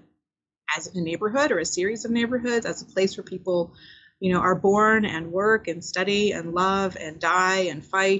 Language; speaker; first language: English; early bilingual, other home language; Spanish